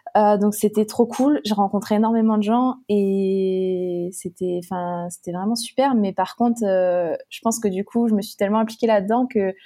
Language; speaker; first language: French; native; French